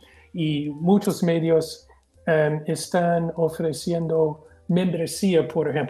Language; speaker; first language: Spanish; non-native, fluent; English